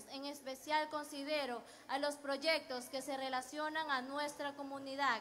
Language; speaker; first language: Spanish; native; Spanish